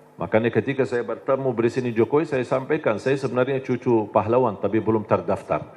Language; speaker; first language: Indonesian; non-native, fluent; Arabic